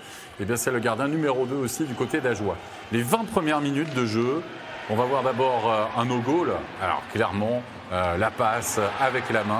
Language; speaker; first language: French; native; French